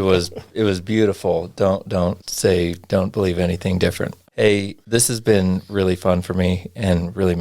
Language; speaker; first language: English; native; English